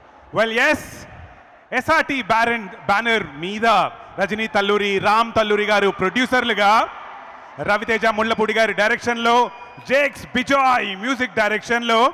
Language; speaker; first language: Telugu; native; Telugu